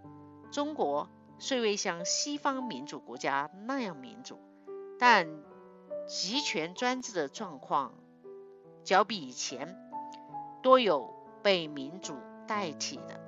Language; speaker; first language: Chinese; native; Chinese